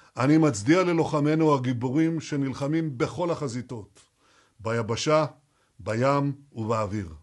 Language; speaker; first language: Hebrew; native; Hebrew